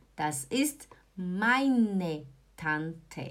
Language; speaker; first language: German; non-native, fluent; Portuguese